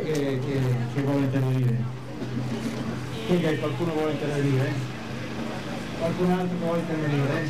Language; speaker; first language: Italian; native; Italian